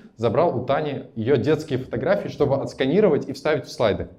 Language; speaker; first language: Russian; native; Russian